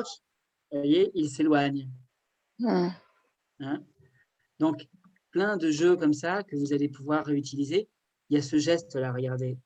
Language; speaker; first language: French; native; French